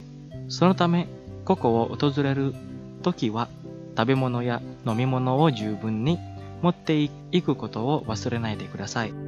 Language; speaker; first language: Japanese; non-native, fluent; Indonesian